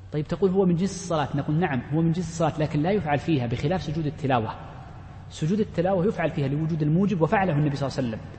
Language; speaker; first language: Arabic; native; Arabic